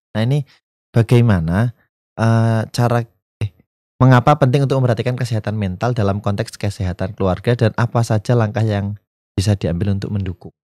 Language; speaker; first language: Indonesian; native; Indonesian